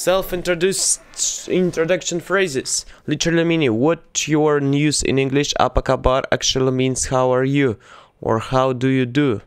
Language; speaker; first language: English; non-native, learner; Russian